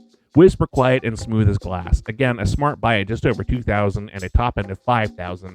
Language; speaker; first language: English; native; English